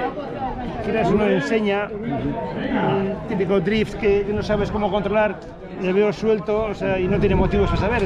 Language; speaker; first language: Spanish; native; Spanish